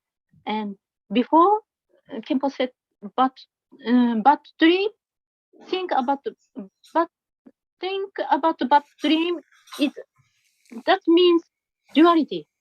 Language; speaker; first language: English; non-native, learner; Japanese